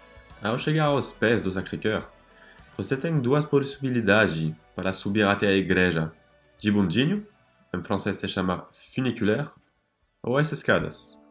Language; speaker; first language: Portuguese; non-native, fluent; French